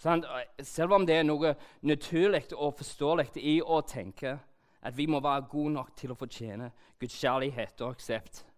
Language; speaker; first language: Norwegian; non-native, learner; English